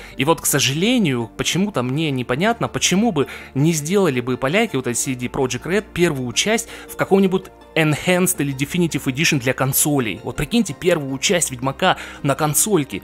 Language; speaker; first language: Russian; native; Russian